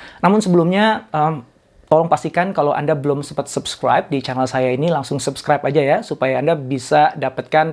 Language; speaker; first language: Indonesian; native; Indonesian